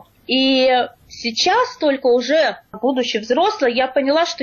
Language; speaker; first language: Russian; native; Russian